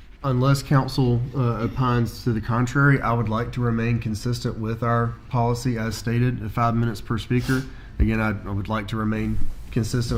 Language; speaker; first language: English; native; English